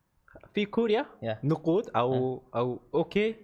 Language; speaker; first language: Arabic; non-native, learner; Korean